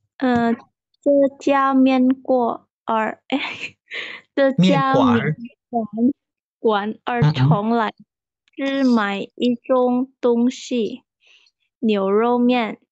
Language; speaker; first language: Chinese; non-native, learner; Indonesian